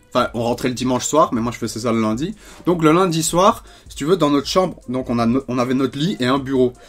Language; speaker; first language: French; native; French